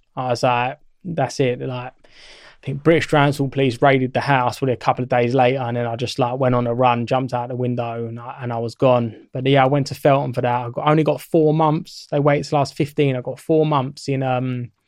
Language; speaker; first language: English; native; English